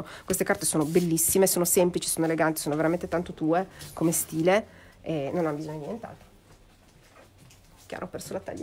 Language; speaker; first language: Italian; native; Italian